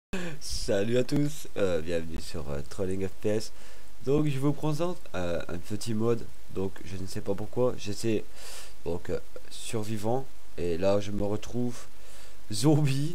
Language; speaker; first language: French; native; French